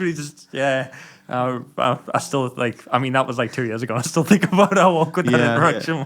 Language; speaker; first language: English; native; English